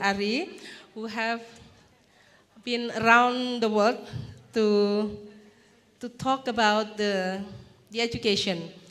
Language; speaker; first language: English; non-native, fluent; Indonesian